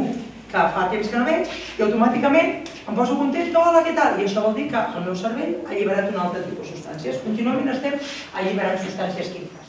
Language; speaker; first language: Catalan; native; Catalan